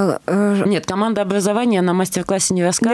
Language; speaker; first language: Russian; native; Russian